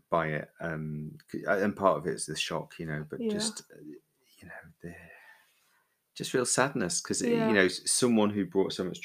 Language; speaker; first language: English; native; English